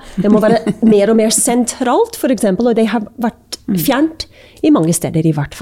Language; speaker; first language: Norwegian; non-native, fluent; English